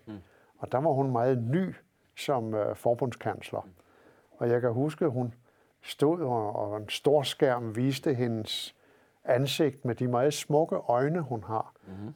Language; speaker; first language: Danish; native; Danish